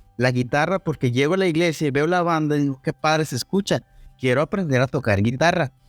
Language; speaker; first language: Spanish; non-native, local second language; Zapotec